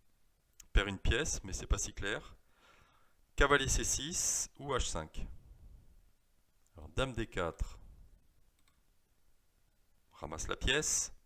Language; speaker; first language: French; native; French